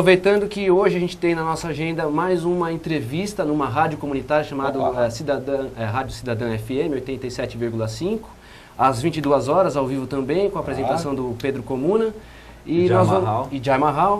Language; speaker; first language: Portuguese; native; Portuguese